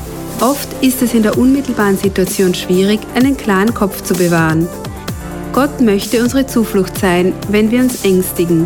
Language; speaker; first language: German; native; German